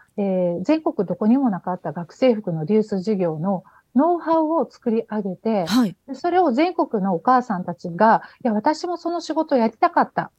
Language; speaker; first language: Japanese; native; Japanese